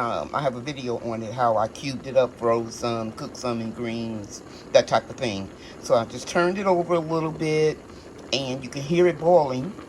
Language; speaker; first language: English; native; English